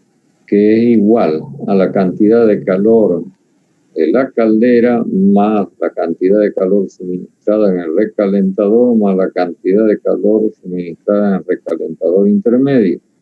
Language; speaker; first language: Spanish; native; Spanish